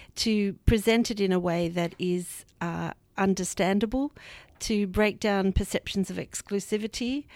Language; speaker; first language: English; native; English